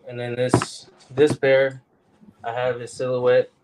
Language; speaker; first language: English; native; English